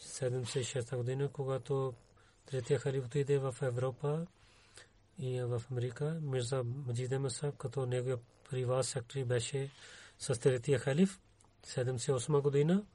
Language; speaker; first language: Bulgarian; non-native, learner; Urdu